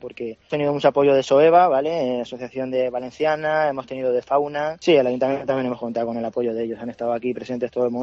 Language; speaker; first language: Spanish; native; Spanish